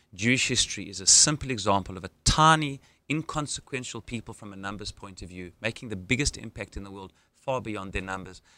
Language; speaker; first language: English; native; English